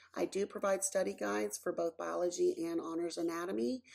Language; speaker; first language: English; native; English